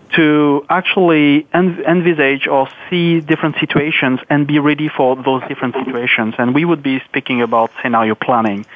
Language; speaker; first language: English; non-native, fluent; French